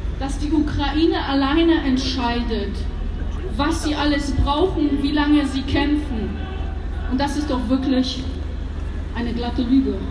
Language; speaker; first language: German; early bilingual, other home language; Polish